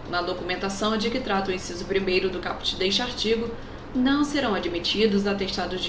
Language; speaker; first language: Portuguese; native; Portuguese